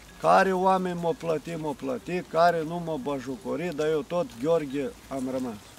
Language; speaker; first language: Romanian; non-native, local second language; Ukrainian